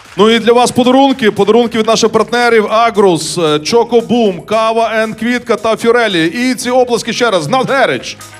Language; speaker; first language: Ukrainian; native; Ukrainian